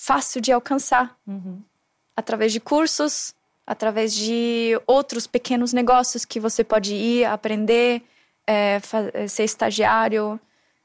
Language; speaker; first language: Portuguese; non-native, fluent; German